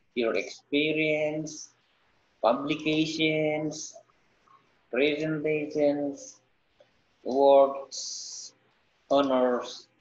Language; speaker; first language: English; non-native, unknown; Indonesian